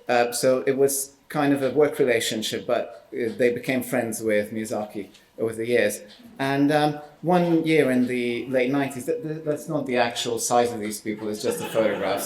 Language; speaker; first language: English; non-native, fluent; Hungarian